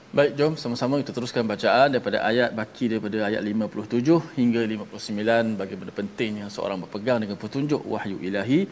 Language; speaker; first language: Malay; native; Malay